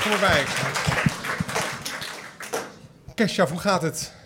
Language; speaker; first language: Dutch; native; Dutch